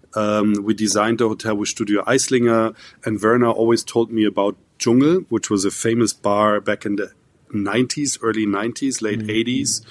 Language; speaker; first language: English; non-native, fluent; German